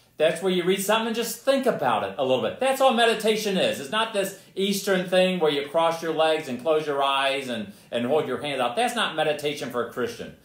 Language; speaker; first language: English; native; English